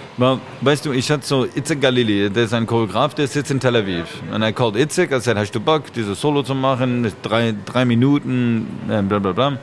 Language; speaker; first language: German; non-native, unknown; French